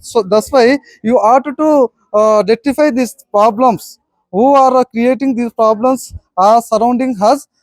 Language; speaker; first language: English; non-native, local second language; Telugu